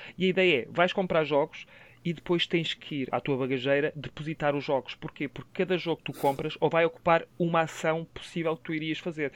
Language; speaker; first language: Portuguese; native; Portuguese